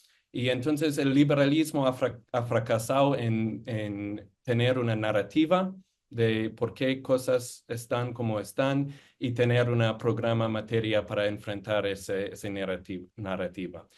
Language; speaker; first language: Spanish; non-native, fluent; English